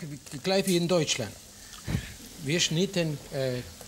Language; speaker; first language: German; non-native, fluent; Spanish